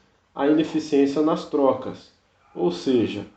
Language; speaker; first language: Portuguese; native; Portuguese